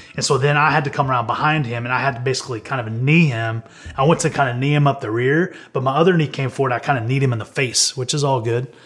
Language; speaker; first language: English; native; English